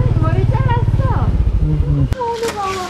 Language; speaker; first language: Korean; non-native, learner; Khmer